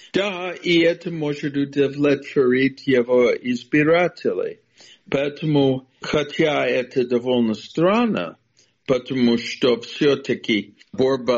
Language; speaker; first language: Russian; non-native, fluent; English